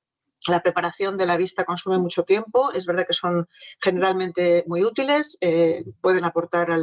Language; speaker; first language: Spanish; native; Spanish